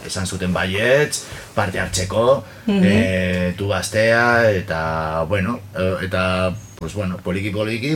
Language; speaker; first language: Basque; non-native, local second language; Spanish